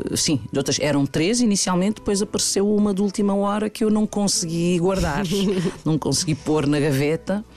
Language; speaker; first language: Portuguese; non-native, local second language; Kabuverdianu